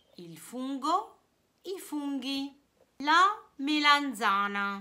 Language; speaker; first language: Italian; non-native, fluent; Arabic